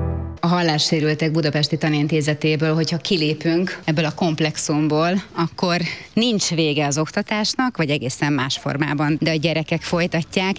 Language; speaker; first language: Hungarian; native; Hungarian